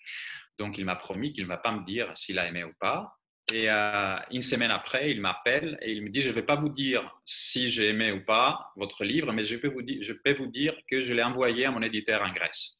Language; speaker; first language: French; non-native, fluent; Greek